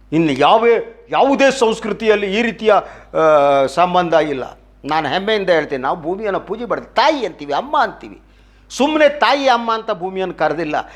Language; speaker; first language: Kannada; native; Kannada